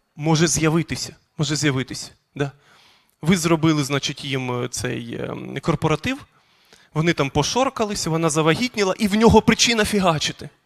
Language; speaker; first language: Ukrainian; non-native, local second language; Russian